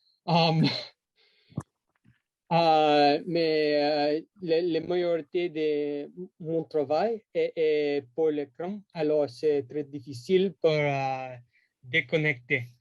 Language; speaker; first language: French; non-native, learner; English